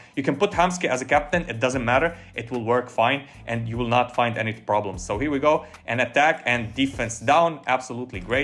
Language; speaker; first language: English; non-native, fluent; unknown